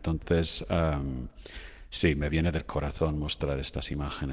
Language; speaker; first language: Spanish; non-native, fluent; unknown